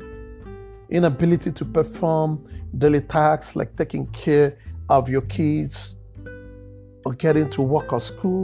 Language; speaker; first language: English; non-native, local second language; Yoruba